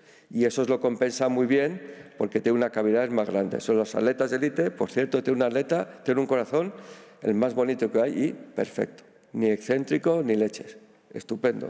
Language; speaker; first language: Spanish; native; Spanish